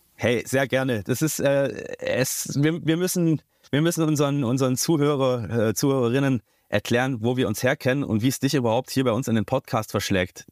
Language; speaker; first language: German; native; German